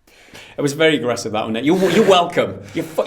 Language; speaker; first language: English; native; English